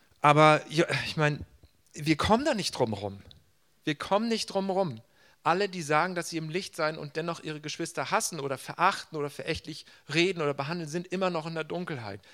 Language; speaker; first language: German; native; German